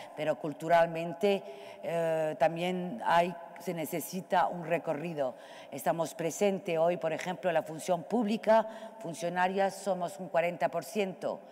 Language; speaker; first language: Spanish; non-native, fluent; Arabic